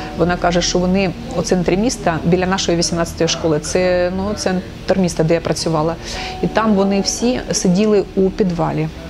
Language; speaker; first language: Ukrainian; non-native, local second language; Russian